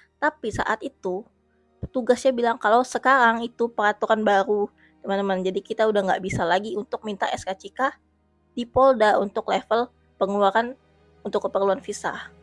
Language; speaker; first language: Indonesian; native; Indonesian